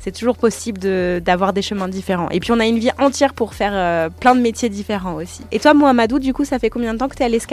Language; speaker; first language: French; native; French